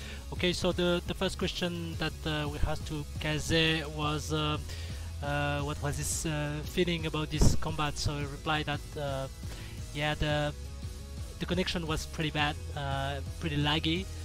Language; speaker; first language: English; non-native, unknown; French